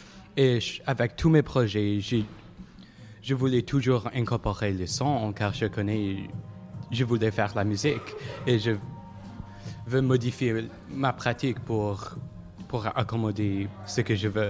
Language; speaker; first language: French; non-native, local second language; English